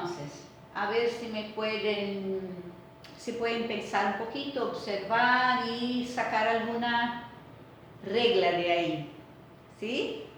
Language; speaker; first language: Spanish; non-native, fluent; Portuguese